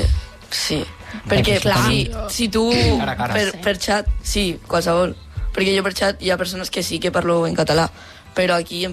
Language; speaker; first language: Catalan; non-native, local second language; Spanish